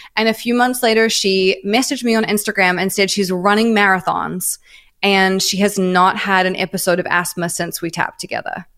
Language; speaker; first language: English; native; English